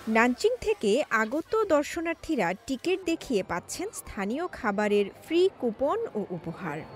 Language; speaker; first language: Bangla; native; Bangla